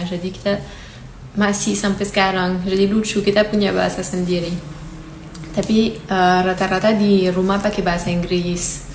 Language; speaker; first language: Indonesian; non-native, learner; Japanese